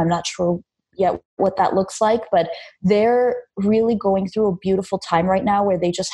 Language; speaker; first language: English; early bilingual, other home language; Armenian